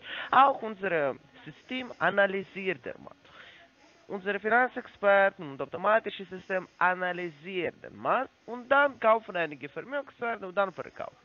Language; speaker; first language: German; non-native, learner; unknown